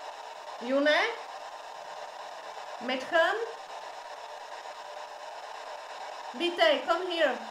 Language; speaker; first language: German; non-native, learner; Slovak